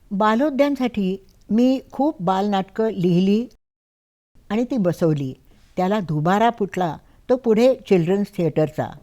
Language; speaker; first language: Marathi; native; Marathi